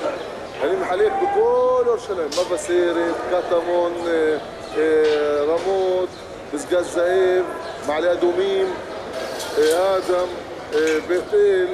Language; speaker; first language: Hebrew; non-native, local second language; Arabic